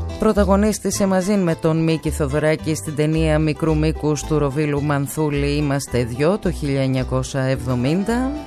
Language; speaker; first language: Greek; native; Greek